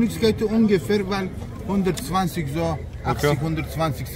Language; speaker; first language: German; non-native, learner; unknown